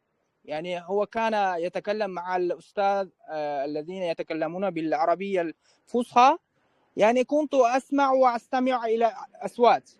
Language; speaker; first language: Arabic; non-native, fluent; Uzbek